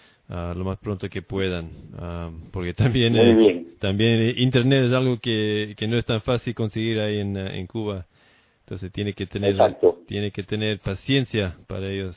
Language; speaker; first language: Spanish; non-native, fluent; English